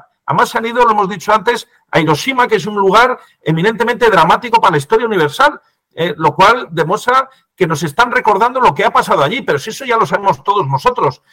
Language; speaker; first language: Spanish; native; Spanish